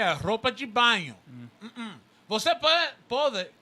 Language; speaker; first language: Portuguese; non-native, learner; Spanish